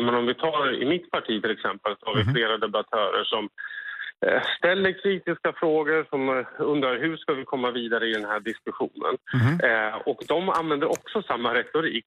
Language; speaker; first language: Swedish; native; Swedish